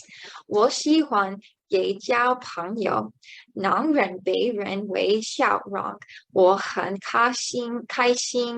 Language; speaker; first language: Chinese; non-native, learner; English